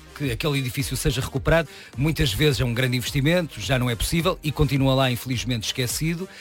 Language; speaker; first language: Portuguese; native; Portuguese